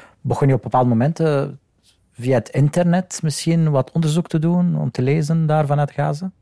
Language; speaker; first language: Dutch; non-native, fluent; Arabic